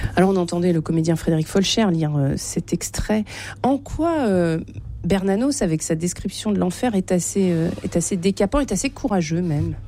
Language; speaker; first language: French; native; French